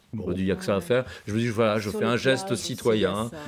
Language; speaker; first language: French; native; French